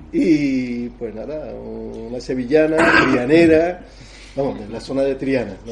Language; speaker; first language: Spanish; non-native, fluent; Persian